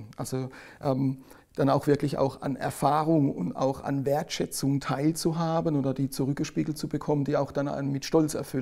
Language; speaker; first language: German; native; German